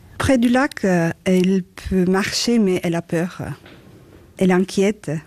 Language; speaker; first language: French; non-native, learner; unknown